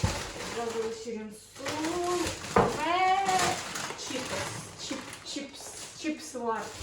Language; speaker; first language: Turkish; non-native, learner; Russian